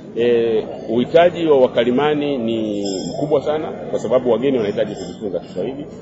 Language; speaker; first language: Swahili; native; Swahili